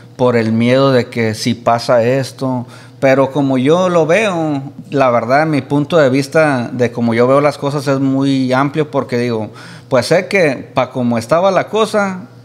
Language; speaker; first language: Spanish; native; Spanish